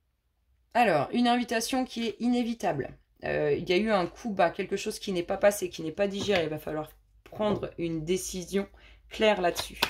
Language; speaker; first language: French; native; French